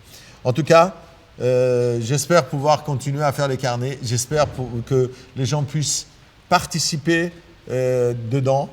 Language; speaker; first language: French; non-native, fluent; Persian